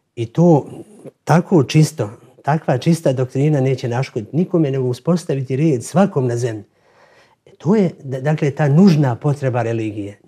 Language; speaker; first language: Bosnian; native; Bosnian